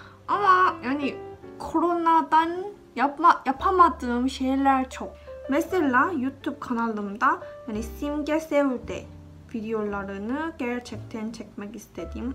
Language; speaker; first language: Turkish; non-native, fluent; Korean